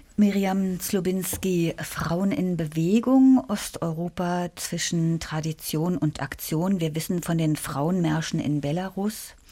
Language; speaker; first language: German; native; German